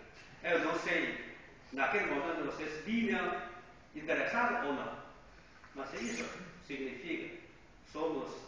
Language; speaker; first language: Portuguese; non-native, fluent; Chinese